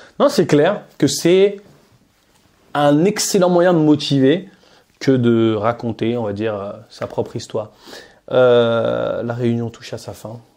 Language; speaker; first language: French; native; French